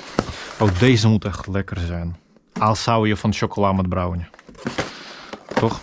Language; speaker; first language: Dutch; non-native, fluent; Russian